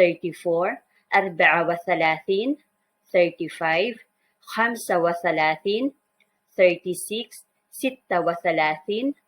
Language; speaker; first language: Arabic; non-native, learner; Filipino